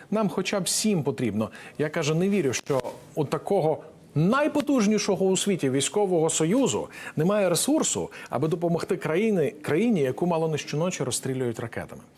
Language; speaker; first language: Ukrainian; native; Ukrainian